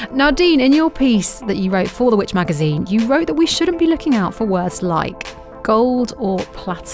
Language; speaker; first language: English; native; English